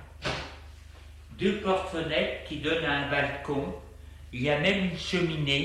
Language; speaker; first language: French; native; French